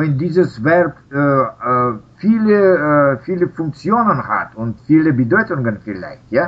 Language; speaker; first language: German; non-native, learner; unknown